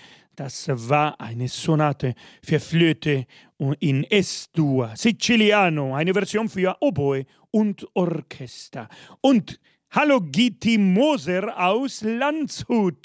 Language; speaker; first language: German; non-native, fluent; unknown